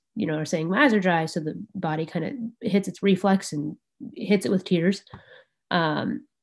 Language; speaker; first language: English; native; English